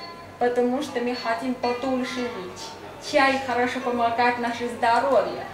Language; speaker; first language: Russian; non-native, learner; Chinese